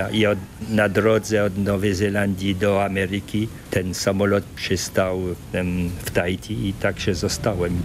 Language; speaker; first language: Polish; early bilingual, heritage; French